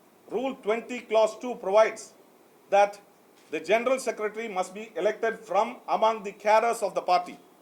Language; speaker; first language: English; non-native, local second language; Tamil